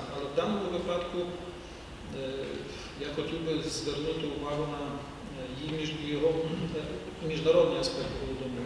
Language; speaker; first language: Ukrainian; native; Ukrainian